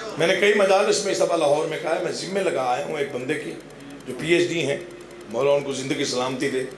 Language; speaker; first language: Urdu; non-native, local second language; Saraiki